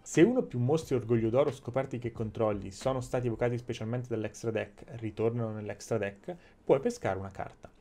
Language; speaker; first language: Italian; native; Italian